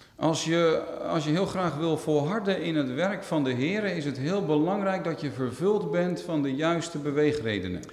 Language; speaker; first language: Dutch; native; Dutch